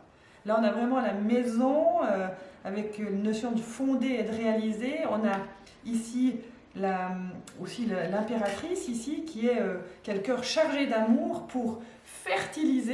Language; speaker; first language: French; native; French